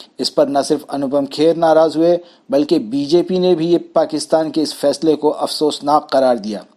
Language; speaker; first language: Urdu; native; Urdu